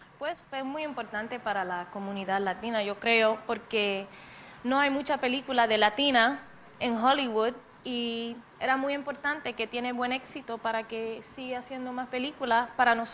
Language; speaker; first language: Spanish; early bilingual, heritage; English